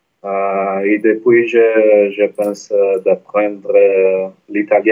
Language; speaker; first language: French; non-native, learner; Portuguese